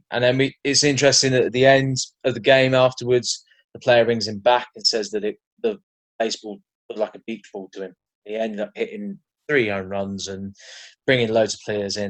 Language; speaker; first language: English; native; English